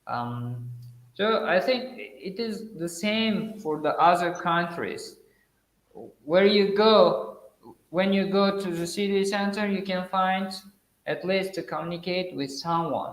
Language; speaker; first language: English; non-native, fluent; Uzbek